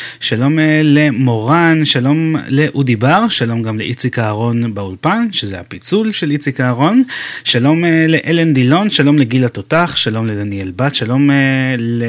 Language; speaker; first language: Hebrew; native; Hebrew